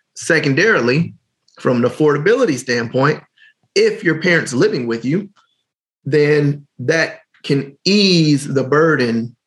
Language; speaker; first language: English; native; English